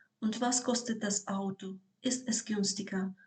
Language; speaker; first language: German; non-native, fluent; Ukrainian